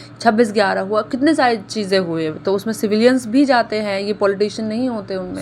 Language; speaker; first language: Hindi; native; Hindi